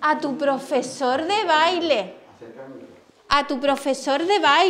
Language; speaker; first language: Spanish; native; Spanish